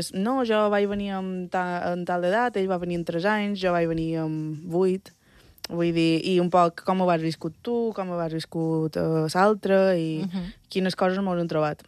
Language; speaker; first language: Catalan; early bilingual, other home language; Spanish